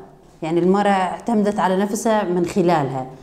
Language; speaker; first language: Arabic; native; Arabic